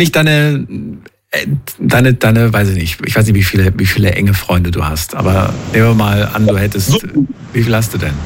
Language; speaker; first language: German; native; German